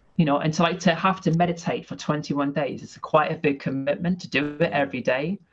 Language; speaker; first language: English; native; English